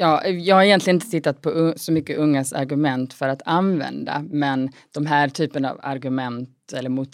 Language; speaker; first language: Swedish; native; Swedish